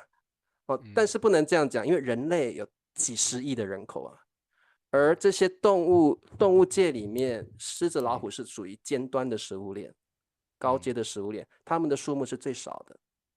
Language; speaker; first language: Chinese; native; Chinese